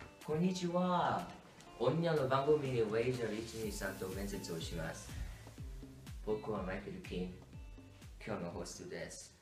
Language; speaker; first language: Japanese; non-native, learner; English